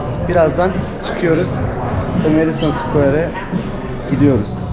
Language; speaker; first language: Turkish; native; Turkish